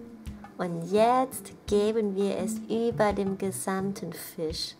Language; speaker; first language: German; native; German